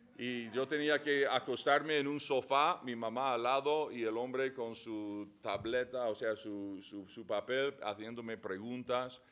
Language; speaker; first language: Spanish; non-native, fluent; English